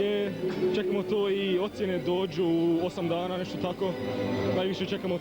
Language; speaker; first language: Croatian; early bilingual, heritage; English